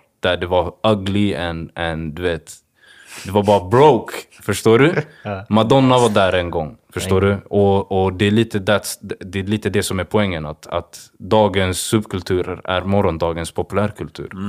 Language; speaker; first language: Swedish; early bilingual, other home language; Swahili